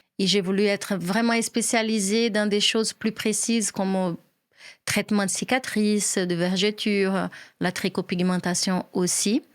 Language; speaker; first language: French; non-native, fluent; Portuguese